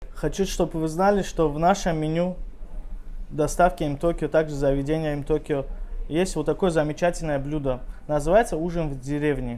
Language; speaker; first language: Russian; native; Russian